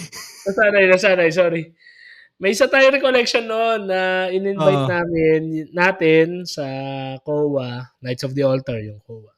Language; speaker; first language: Filipino; native; Filipino